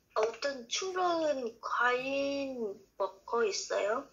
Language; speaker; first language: Korean; non-native, learner; Vietnamese